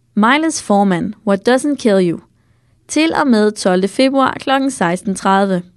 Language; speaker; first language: Danish; native; Danish